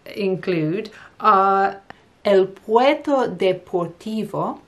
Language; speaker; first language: English; native; English